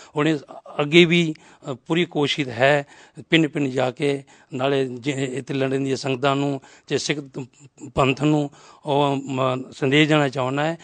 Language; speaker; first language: Punjabi; non-native, local second language; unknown